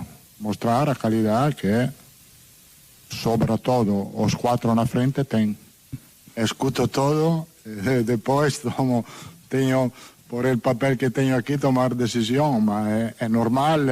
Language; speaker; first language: Portuguese; non-native, learner; Italian